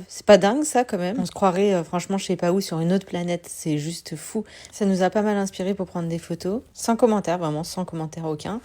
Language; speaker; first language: French; native; French